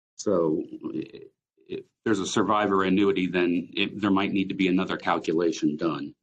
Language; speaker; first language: English; native; English